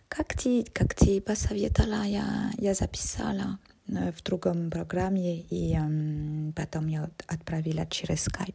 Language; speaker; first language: Russian; non-native, learner; French